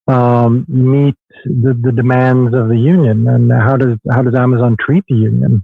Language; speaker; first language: English; non-native, fluent; Swedish